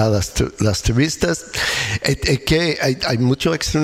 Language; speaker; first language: Spanish; non-native, learner; English